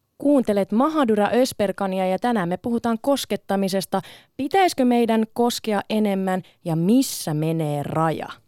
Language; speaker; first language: Finnish; early bilingual, other home language; Sinhala